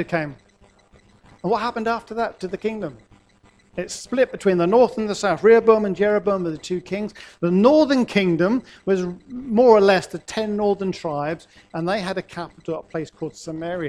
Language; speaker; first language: English; native; English